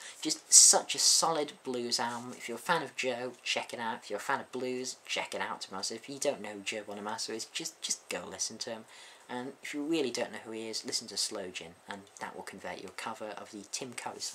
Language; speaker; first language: English; native; English